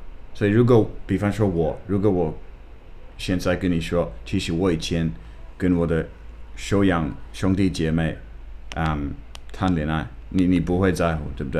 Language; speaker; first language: Chinese; non-native, fluent; English